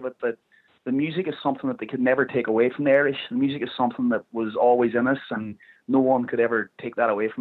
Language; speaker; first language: English; native; English